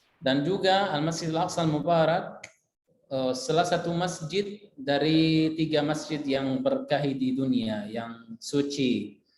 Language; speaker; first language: Indonesian; non-native, fluent; Arabic